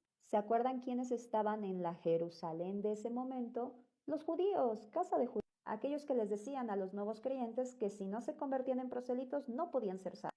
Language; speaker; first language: Spanish; native; Spanish